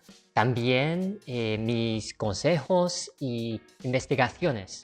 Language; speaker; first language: Spanish; non-native, fluent; English